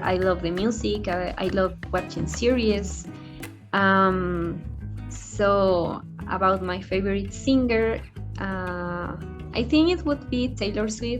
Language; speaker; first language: English; non-native, fluent; Spanish